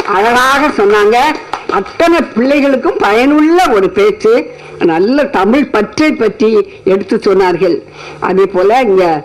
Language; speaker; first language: Tamil; native; Tamil